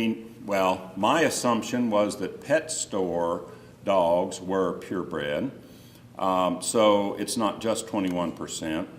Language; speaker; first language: English; native; English